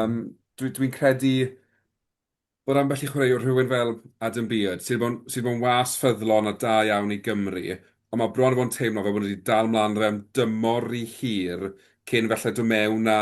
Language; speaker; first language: Welsh; native; Welsh